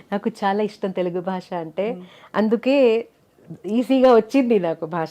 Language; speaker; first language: Telugu; non-native, local second language; Malayalam